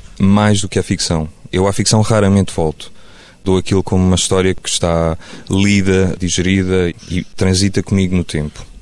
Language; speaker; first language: Portuguese; early bilingual, other home language; French